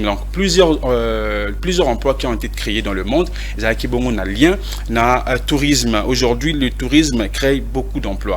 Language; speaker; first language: French; non-native, local second language; Lingala